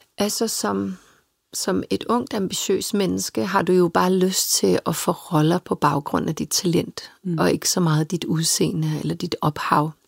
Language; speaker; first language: Danish; early bilingual, other home language; Serbian